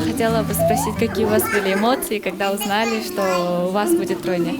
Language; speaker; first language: Russian; non-native, local second language; Kyrgyz